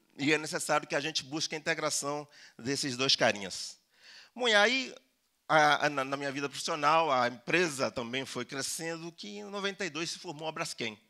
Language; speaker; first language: Portuguese; early bilingual, other home language; Spanish